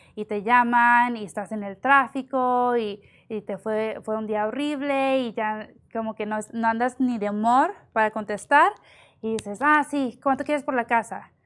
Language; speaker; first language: Spanish; early bilingual, heritage; Spanish